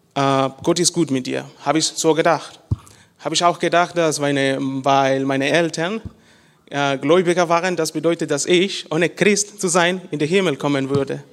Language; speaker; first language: German; non-native, learner; Spanish